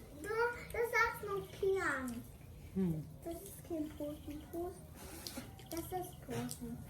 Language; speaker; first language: German; early bilingual, other home language; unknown